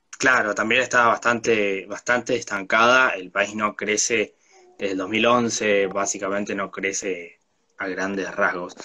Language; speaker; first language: Spanish; native; Spanish